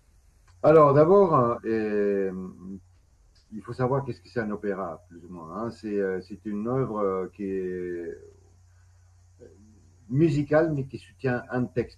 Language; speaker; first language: French; non-native, fluent; Spanish